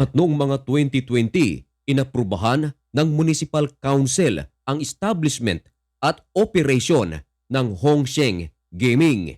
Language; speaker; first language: Filipino; native; Filipino